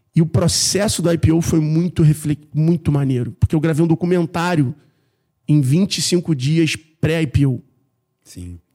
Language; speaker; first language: Portuguese; native; Portuguese